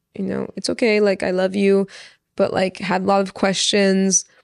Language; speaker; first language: English; early bilingual, other home language; Persian